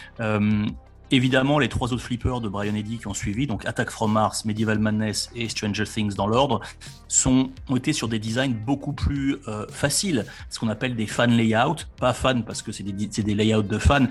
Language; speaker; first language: French; native; French